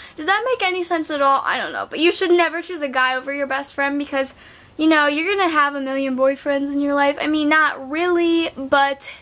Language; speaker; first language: English; native; English